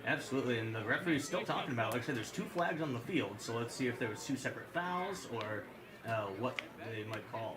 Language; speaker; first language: English; native; English